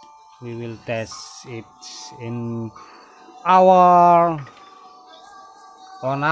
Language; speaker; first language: English; non-native, learner; Indonesian